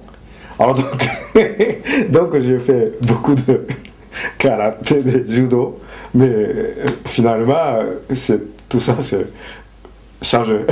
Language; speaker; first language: French; non-native, fluent; Japanese